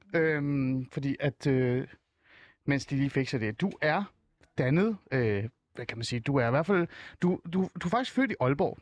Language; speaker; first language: Danish; early bilingual, other home language; Persian